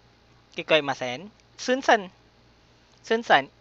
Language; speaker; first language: Japanese; non-native, learner; Filipino